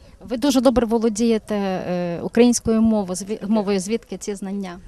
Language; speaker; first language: Ukrainian; non-native, fluent; German